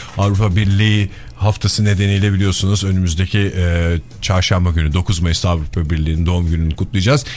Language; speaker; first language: Turkish; native; Turkish